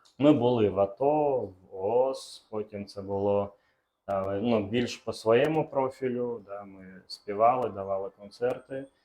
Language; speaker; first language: Ukrainian; non-native, local second language; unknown